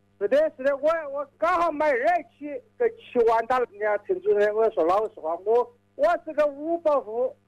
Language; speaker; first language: Chinese; native; Chinese